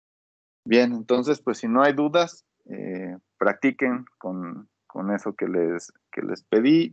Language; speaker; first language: Spanish; native; Spanish